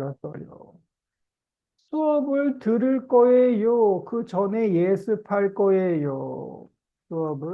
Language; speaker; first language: Korean; native; Korean